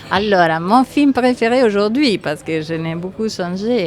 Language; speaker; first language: French; non-native, fluent; Italian